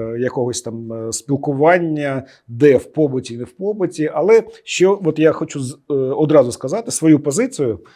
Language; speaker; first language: Ukrainian; non-native, local second language; Russian